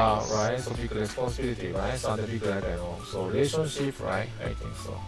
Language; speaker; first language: English; non-native, learner; Japanese